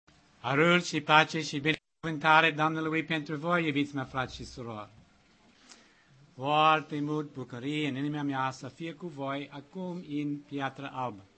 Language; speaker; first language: Romanian; non-native, learner; English